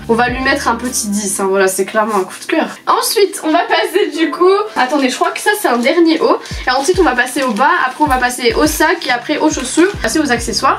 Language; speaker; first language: French; native; French